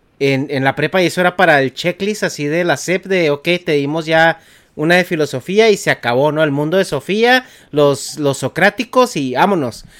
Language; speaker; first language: Spanish; native; Spanish